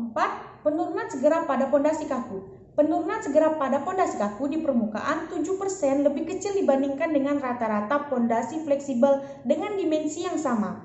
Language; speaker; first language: Indonesian; native; Indonesian